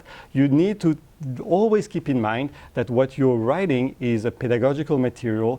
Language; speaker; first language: English; non-native, fluent; French